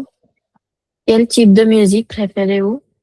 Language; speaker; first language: French; non-native, fluent; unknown